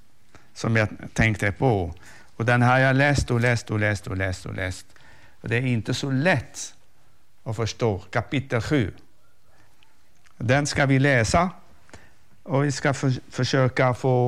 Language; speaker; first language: Swedish; non-native, fluent; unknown